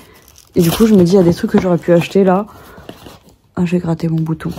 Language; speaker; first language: French; native; French